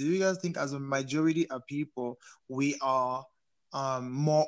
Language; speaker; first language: English; non-native, local second language; French